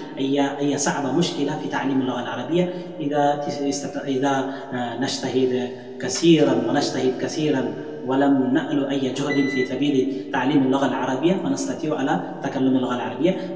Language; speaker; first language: Arabic; non-native, fluent; Urdu